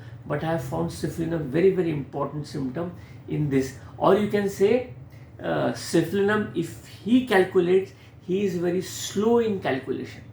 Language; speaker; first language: English; non-native, local second language; Hindi